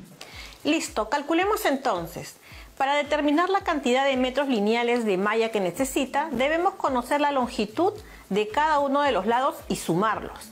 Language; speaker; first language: Spanish; native; Spanish